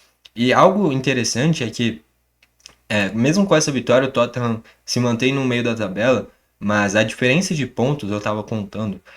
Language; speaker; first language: Portuguese; native; Portuguese